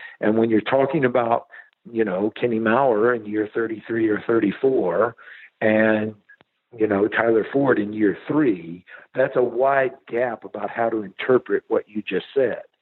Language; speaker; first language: English; native; English